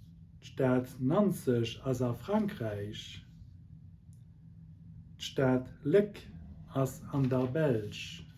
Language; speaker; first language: German; non-native, local second language; Luxembourgish